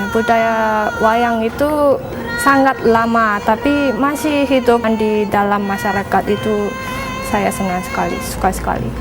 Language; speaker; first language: Indonesian; non-native, fluent; Japanese